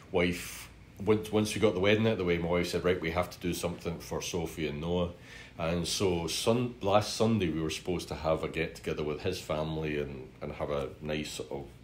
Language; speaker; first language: English; native; English